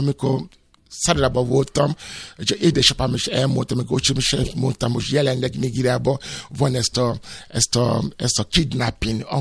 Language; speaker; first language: Hungarian; non-native, learner; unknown